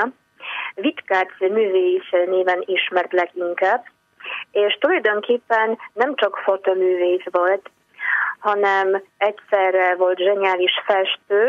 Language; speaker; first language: Hungarian; non-native, fluent; Polish